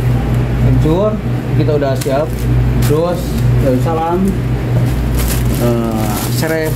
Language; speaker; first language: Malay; non-native, local second language; Sundanese